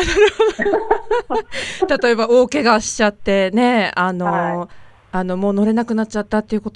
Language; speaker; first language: Japanese; native; Japanese